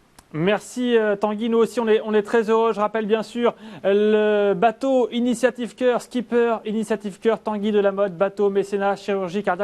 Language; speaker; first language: French; native; French